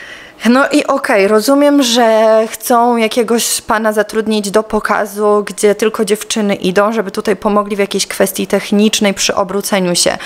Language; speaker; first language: Polish; native; Polish